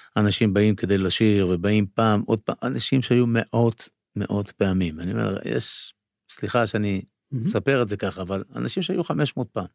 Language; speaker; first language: Hebrew; native; Hebrew